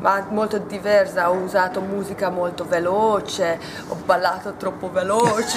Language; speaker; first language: Italian; non-native, learner; Hungarian